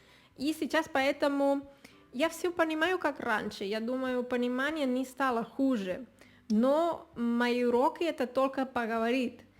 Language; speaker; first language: Russian; non-native, learner; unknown